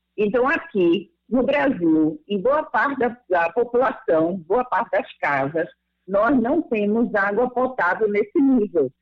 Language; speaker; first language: Portuguese; early bilingual, other home language; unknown